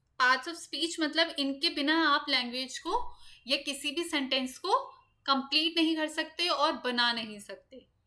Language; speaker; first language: Hindi; native; Hindi